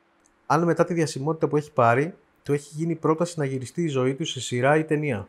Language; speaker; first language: Greek; native; Greek